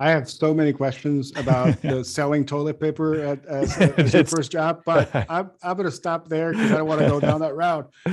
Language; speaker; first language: English; native; English